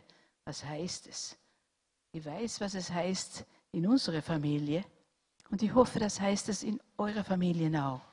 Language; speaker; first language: German; non-native, fluent; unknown